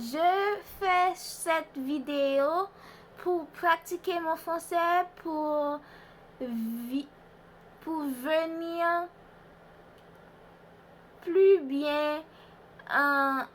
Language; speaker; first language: French; non-native, learner; Haitian Creole